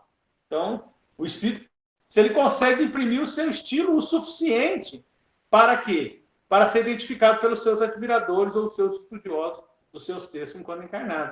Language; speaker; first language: Portuguese; native; Portuguese